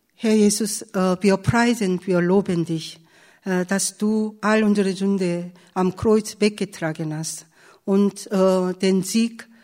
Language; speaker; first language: German; non-native, fluent; Korean